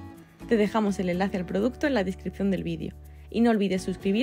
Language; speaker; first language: Spanish; native; Spanish